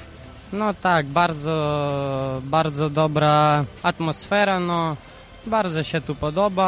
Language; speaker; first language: Polish; non-native, learner; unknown